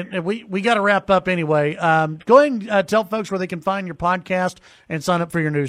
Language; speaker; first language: English; native; English